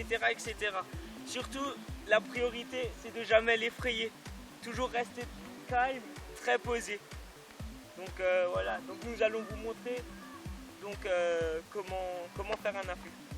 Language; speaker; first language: French; native; French